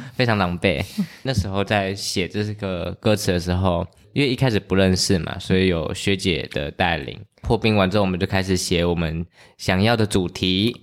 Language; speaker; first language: Chinese; native; Chinese